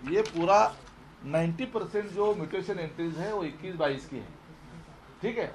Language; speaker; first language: Hindi; non-native, local second language; Marathi